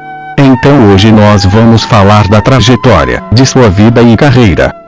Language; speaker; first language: Portuguese; native; Portuguese